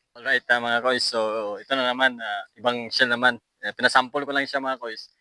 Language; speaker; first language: Filipino; native; Filipino